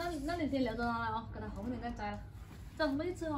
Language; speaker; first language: Chinese; native; Chinese